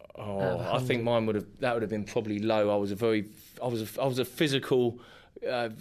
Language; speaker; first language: English; native; English